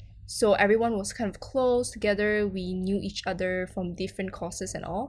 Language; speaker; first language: English; non-native, local second language; Chinese